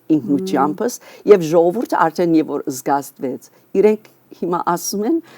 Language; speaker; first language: Armenian; early bilingual, heritage; Armenian